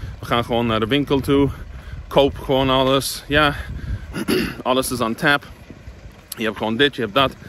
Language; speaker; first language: Dutch; non-native, fluent; English